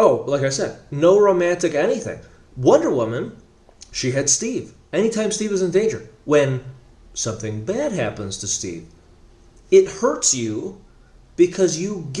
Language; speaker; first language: English; native; English